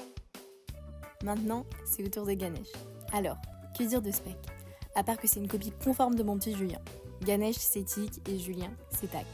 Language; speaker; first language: French; native; French